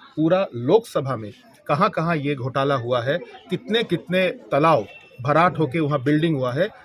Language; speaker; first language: Hindi; non-native, local second language; Bangla